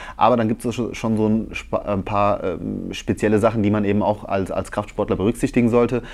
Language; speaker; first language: German; early bilingual, other home language; Italian